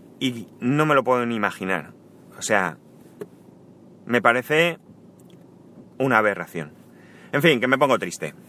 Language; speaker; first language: Spanish; native; Spanish